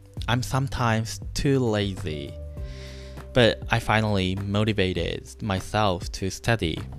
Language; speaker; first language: English; non-native, fluent; Japanese